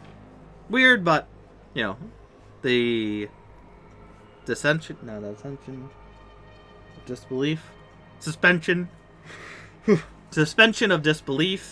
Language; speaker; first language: English; native; English